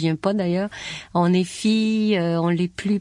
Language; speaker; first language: French; native; French